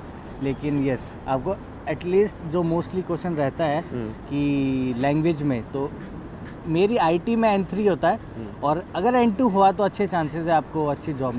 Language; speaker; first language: Hindi; native; Hindi